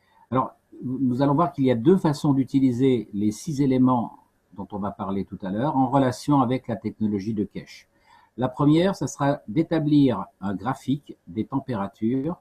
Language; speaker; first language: French; native; French